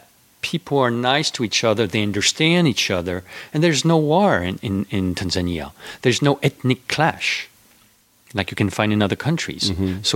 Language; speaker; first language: English; non-native, fluent; French